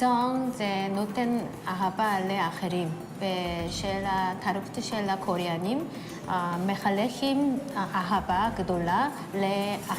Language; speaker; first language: Hebrew; non-native, learner; Korean